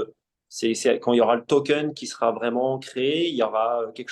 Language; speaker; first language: French; native; French